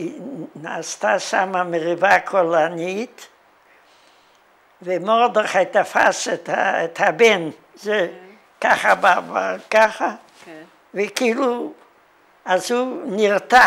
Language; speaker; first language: Hebrew; non-native, fluent; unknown